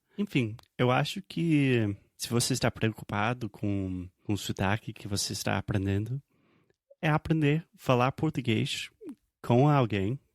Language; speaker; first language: Portuguese; non-native, fluent; English